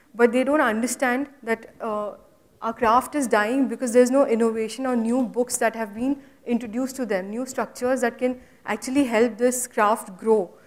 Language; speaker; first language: English; non-native, local second language; Hindi